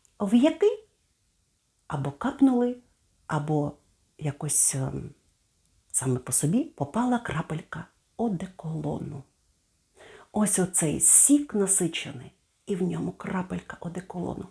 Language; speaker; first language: Ukrainian; native; Ukrainian